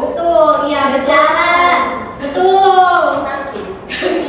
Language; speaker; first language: Indonesian; native; Indonesian